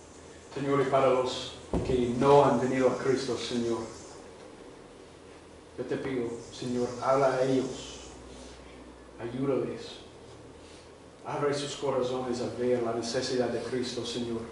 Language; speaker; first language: Spanish; non-native, fluent; English